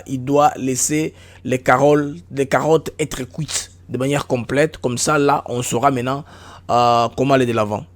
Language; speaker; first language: French; non-native, local second language; Lingala